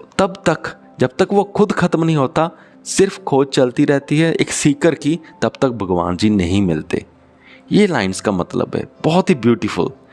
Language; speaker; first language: Hindi; non-native, local second language; Punjabi